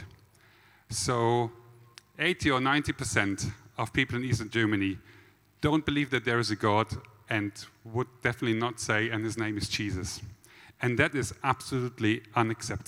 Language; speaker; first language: English; non-native, fluent; German